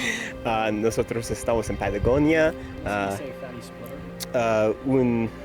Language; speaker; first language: Spanish; non-native, learner; English